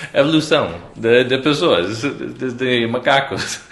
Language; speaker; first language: Portuguese; non-native, learner; English